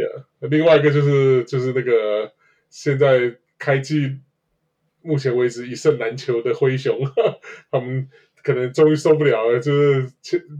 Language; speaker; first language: Chinese; native; Chinese